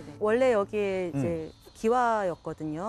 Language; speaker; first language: Korean; early bilingual, heritage; Korean